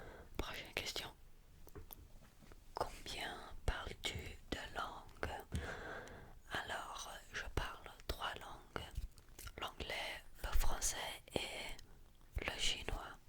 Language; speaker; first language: French; early bilingual, heritage; French